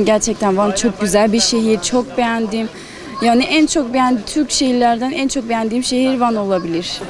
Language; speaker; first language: Turkish; non-native, fluent; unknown